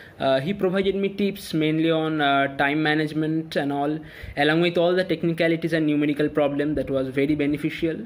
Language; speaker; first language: English; non-native, local second language; Bangla